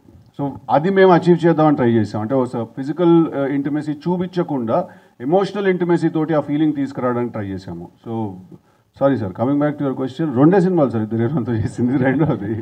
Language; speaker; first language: Telugu; native; Telugu